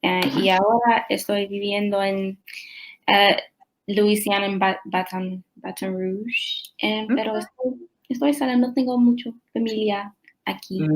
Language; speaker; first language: Spanish; non-native, learner; English